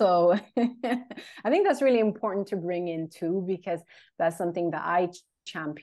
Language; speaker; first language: English; non-native, fluent; Swedish